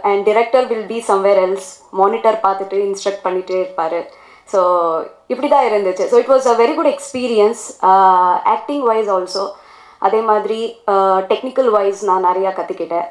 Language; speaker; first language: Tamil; non-native, learner; Kannada